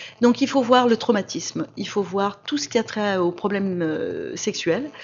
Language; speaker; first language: French; native; French